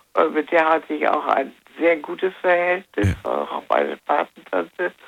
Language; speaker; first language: German; native; German